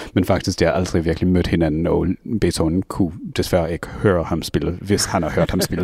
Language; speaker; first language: Danish; non-native, fluent; English